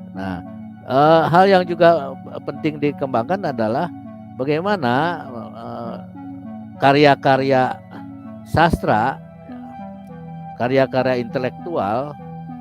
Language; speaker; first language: Indonesian; native; Indonesian